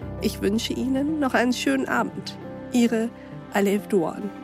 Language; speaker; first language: German; native; German